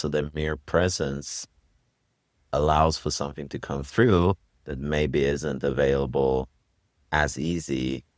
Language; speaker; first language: English; non-native, fluent; Swedish